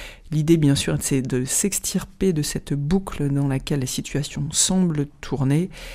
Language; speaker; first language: French; native; French